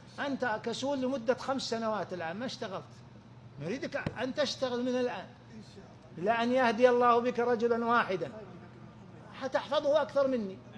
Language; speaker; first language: Arabic; native; Arabic